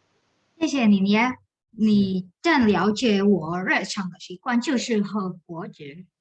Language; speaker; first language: Chinese; non-native, learner; Indonesian